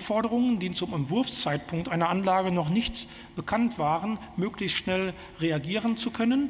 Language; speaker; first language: German; native; German